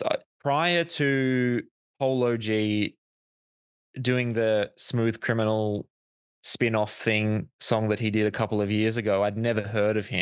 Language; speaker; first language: English; native; English